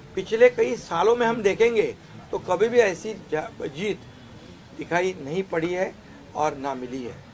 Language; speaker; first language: Hindi; non-native, local second language; Marathi